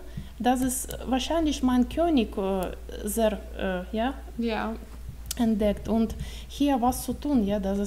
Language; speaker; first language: German; non-native, learner; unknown